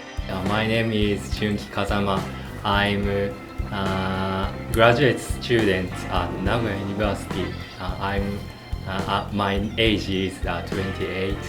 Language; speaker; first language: English; non-native, learner; Japanese